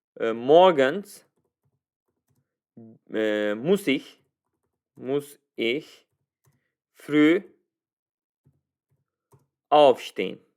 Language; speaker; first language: German; non-native, fluent; Turkish